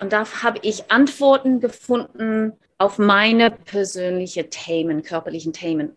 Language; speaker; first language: German; non-native, fluent; English